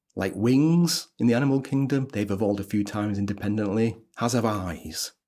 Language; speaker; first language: English; native; English